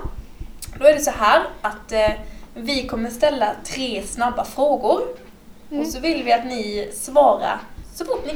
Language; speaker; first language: Swedish; native; Swedish